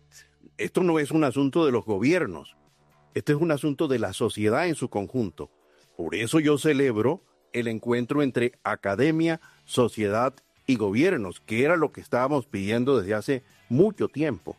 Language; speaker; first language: Spanish; native; Spanish